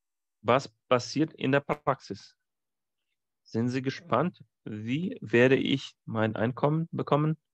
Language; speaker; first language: German; non-native, fluent; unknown